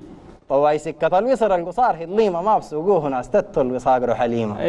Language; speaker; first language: Arabic; native; Arabic